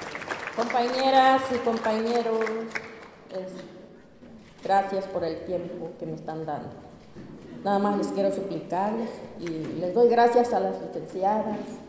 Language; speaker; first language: Spanish; non-native, local second language; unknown